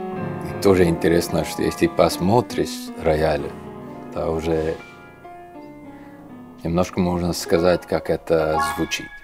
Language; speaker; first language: Russian; non-native, local second language; Estonian